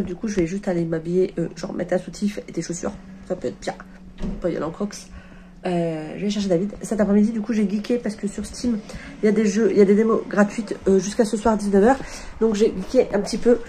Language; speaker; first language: French; native; French